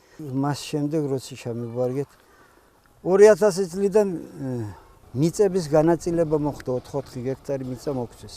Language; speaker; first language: Georgian; native; Georgian